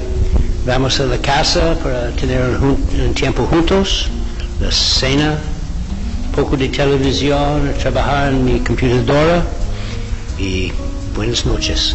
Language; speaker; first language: Spanish; non-native, fluent; English